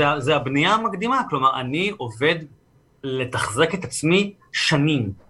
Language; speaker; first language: Hebrew; native; Hebrew